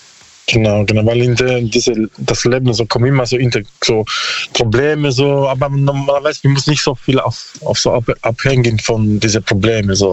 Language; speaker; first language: German; non-native, learner; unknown